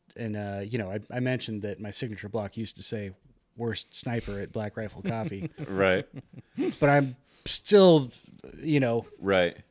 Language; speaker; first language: English; native; English